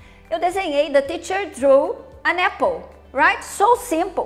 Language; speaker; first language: English; non-native, fluent; Portuguese